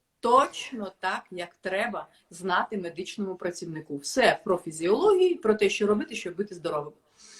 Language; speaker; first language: Ukrainian; non-native, local second language; Russian